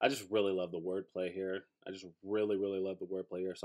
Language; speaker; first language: English; native; English